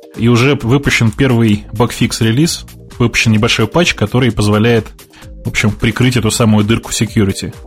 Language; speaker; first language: Russian; native; Russian